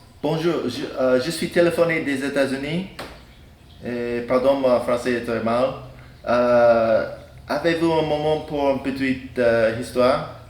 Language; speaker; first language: French; non-native, learner; English